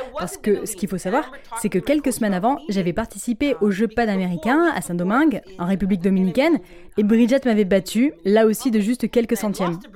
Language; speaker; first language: French; non-native, local second language; English